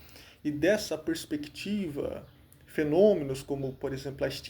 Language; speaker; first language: Portuguese; native; Portuguese